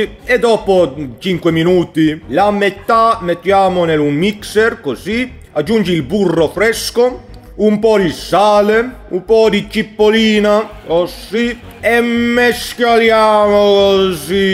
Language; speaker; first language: Italian; non-native, learner; Swedish